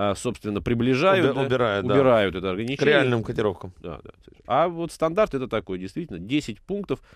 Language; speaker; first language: Russian; native; Russian